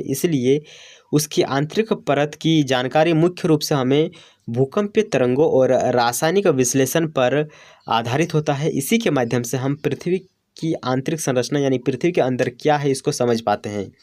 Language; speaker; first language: Hindi; native; Hindi